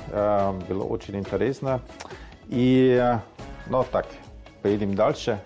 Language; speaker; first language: Russian; non-native, learner; German